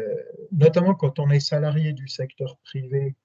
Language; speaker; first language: French; native; French